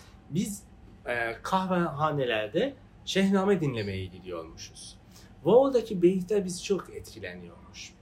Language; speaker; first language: Turkish; non-native, fluent; Persian